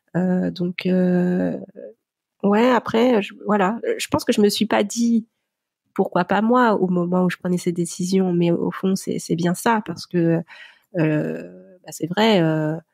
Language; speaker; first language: French; native; French